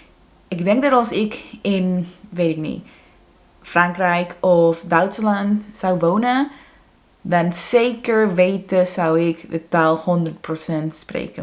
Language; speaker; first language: Dutch; non-native, fluent; Spanish